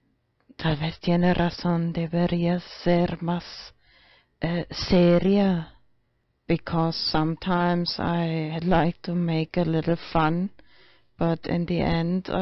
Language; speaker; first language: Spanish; non-native, fluent; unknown